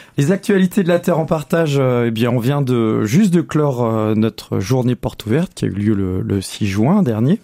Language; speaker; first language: French; native; French